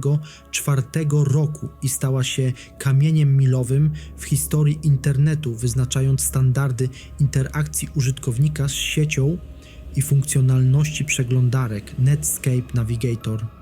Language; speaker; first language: Polish; native; Polish